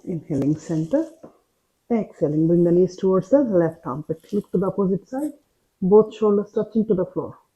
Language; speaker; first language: English; non-native, local second language; Telugu